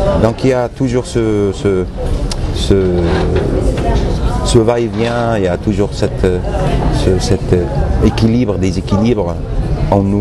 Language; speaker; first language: French; non-native, local second language; Arabic